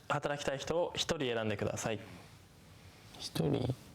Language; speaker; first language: Japanese; native; Japanese